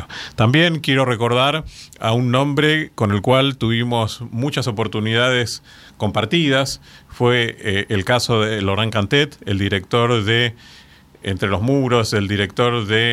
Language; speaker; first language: Spanish; native; Spanish